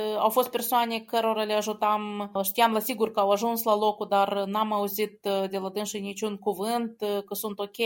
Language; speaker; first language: Romanian; non-native, local second language; Ukrainian